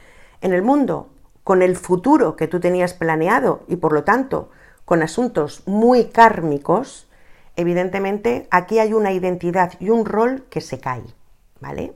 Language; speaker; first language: Spanish; native; Spanish